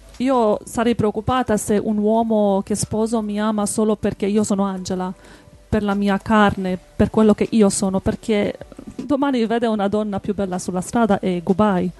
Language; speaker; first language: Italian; native; Italian